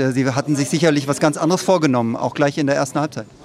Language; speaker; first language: German; native; German